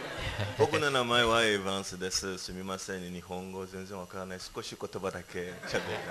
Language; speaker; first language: Japanese; non-native, learner; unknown